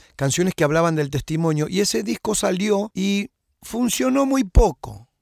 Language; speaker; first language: Spanish; native; Spanish